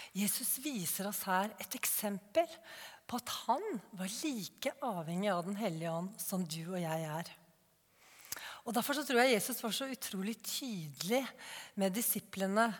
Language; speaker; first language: Norwegian; native; Norwegian